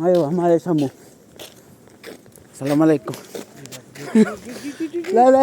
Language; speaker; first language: Arabic; non-native, learner; Filipino